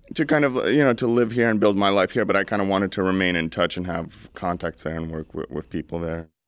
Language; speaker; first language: English; early bilingual, other home language; Russian